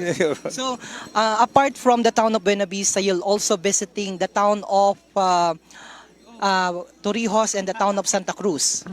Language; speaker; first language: English; non-native, local second language; Filipino